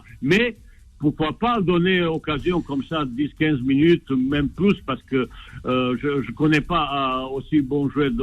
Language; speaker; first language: French; non-native, fluent; Bosnian